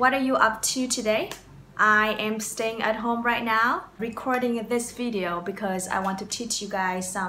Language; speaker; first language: English; non-native, fluent; Vietnamese